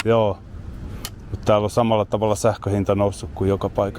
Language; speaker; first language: Finnish; native; Finnish